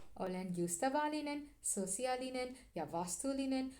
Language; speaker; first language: Finnish; non-native, learner; Tamil